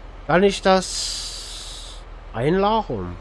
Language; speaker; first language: German; native; German